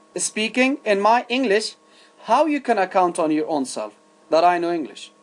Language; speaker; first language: English; non-native, fluent; Persian